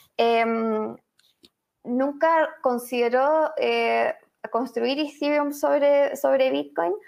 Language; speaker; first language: Spanish; native; Spanish